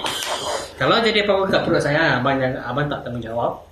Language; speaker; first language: Malay; native; Malay